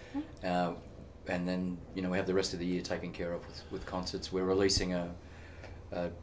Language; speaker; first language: English; native; English